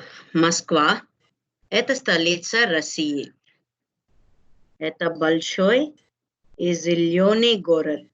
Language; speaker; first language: Russian; non-native, learner; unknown